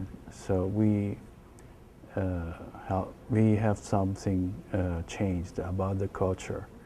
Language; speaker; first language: English; non-native, learner; Chinese